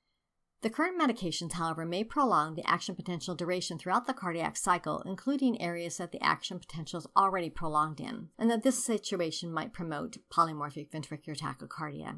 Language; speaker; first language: English; native; English